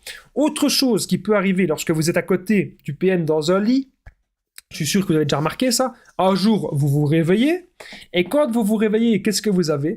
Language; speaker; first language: French; native; French